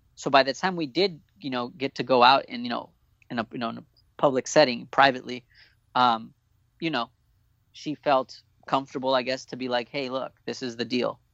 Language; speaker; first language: English; native; English